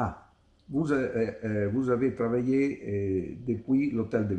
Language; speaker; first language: French; non-native, learner; Italian